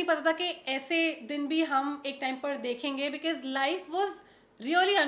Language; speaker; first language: Hindi; native; Hindi